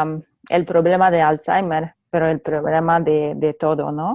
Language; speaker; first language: Spanish; non-native, fluent; Polish